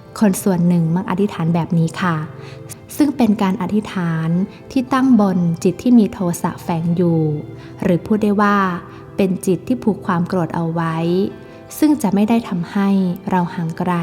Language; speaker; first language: Thai; native; Thai